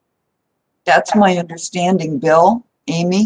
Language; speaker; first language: English; native; English